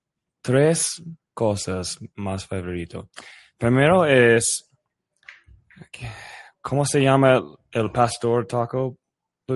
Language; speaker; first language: Spanish; non-native, learner; English